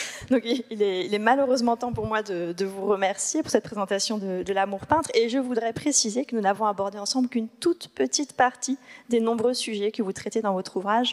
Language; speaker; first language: French; native; French